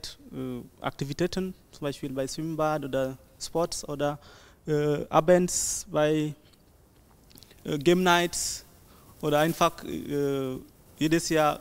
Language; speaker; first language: German; non-native, learner; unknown